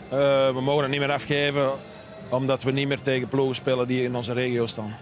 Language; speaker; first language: Dutch; native; Dutch